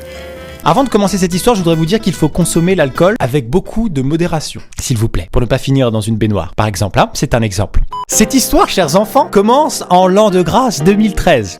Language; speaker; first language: French; native; French